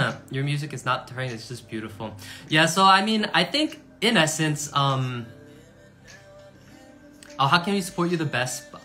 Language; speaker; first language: English; early bilingual, other home language; Korean